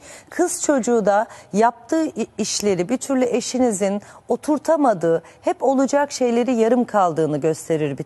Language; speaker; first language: Turkish; native; Turkish